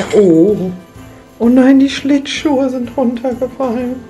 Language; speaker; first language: German; native; German